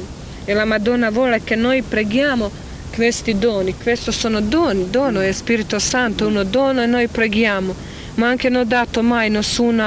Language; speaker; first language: Italian; non-native, learner; Croatian